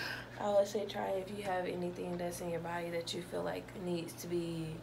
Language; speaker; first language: English; native; English